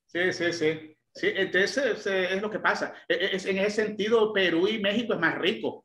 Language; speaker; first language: Spanish; native; Spanish